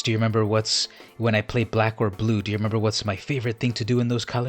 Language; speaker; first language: English; native; English